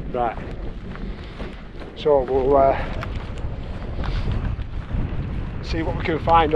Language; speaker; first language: English; native; English